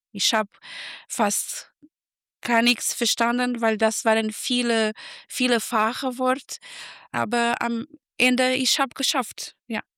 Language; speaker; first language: German; non-native, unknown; Portuguese